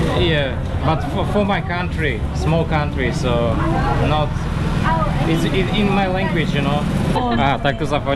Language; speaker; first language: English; non-native, learner; Slovak